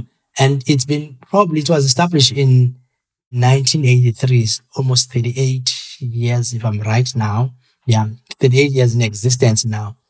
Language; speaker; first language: English; non-native, local second language; Xhosa